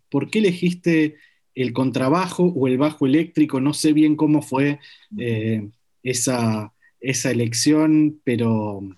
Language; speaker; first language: Spanish; native; Spanish